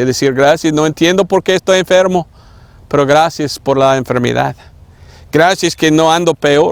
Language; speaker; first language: Spanish; non-native, fluent; English